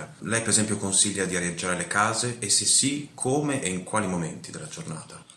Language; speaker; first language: Italian; native; Italian